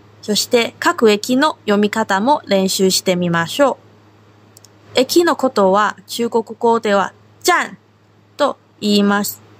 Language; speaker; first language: Japanese; non-native, fluent; Korean